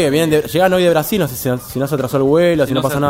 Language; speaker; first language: Spanish; native; Spanish